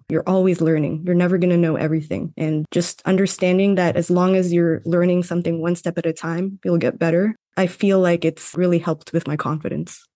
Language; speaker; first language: English; non-native, fluent; Filipino